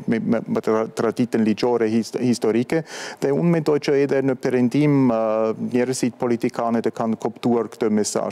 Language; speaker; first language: Albanian; non-native, fluent; German